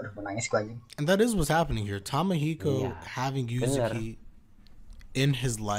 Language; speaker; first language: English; non-native, fluent; Indonesian